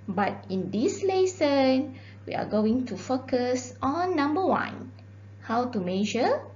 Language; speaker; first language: English; non-native, local second language; Malay